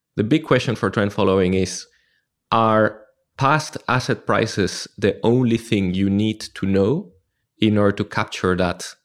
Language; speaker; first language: English; non-native, fluent; Spanish